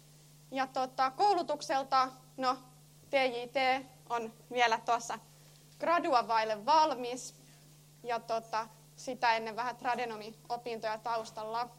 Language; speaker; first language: Finnish; native; Finnish